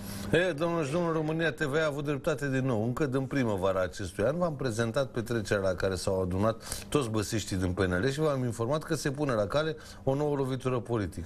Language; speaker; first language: Romanian; native; Romanian